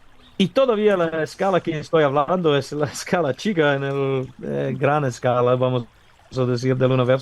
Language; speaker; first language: Spanish; non-native, learner; English